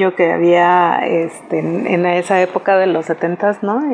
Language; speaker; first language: Spanish; native; Spanish